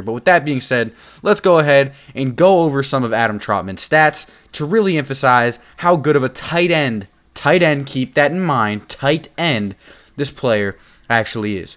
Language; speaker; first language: English; native; English